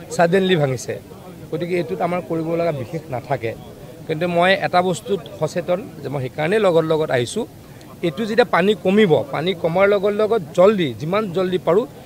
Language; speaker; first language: Assamese; native; Assamese